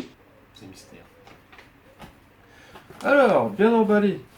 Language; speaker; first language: French; native; French